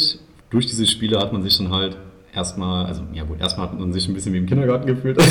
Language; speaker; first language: German; native; German